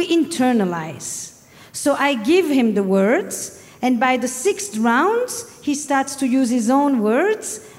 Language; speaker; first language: English; non-native, fluent; French